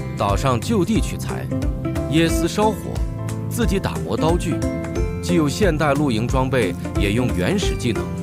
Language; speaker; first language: Chinese; native; Chinese